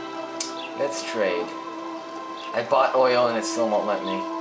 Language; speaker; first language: English; native; English